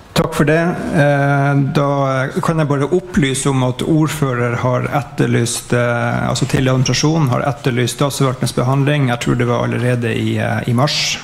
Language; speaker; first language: Norwegian; native; Norwegian